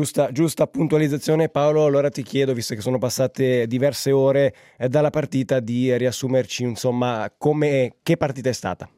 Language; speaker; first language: Italian; native; Italian